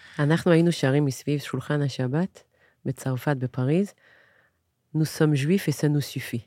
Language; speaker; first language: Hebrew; non-native, fluent; French